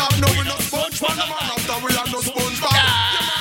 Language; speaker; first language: English; native; English